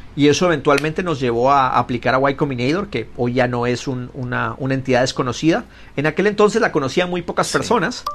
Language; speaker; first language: Spanish; native; Spanish